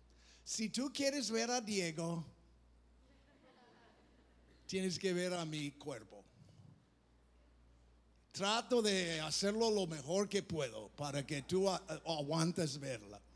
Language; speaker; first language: Spanish; non-native, fluent; English